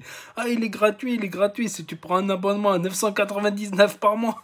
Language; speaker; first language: French; native; French